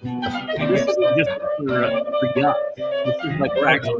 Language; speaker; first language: English; native; English